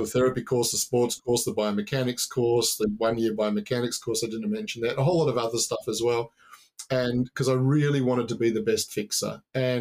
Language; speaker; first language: English; native; English